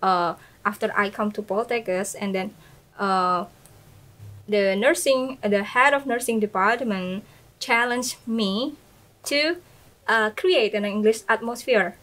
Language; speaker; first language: English; non-native, fluent; Indonesian